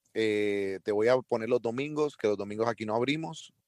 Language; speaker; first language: Spanish; early bilingual, heritage; Spanish